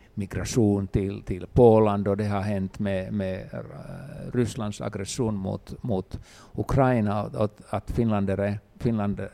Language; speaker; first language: Swedish; non-native, local second language; Finnish